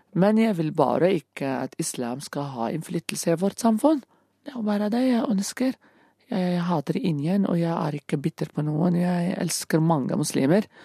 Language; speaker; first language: Norwegian; non-native, fluent; Arabic